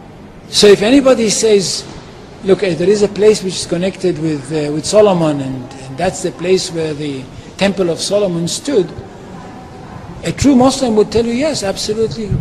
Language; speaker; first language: English; non-native, fluent; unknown